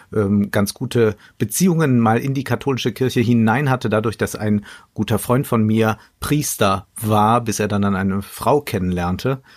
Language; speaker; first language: German; native; German